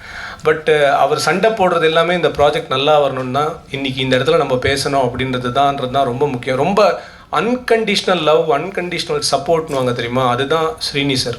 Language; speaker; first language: Tamil; native; Tamil